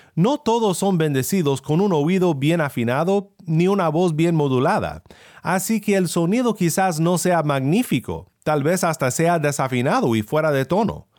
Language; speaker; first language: Spanish; non-native, fluent; English